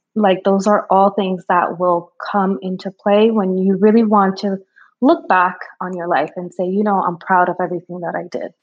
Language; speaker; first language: English; early bilingual, other home language; Spanish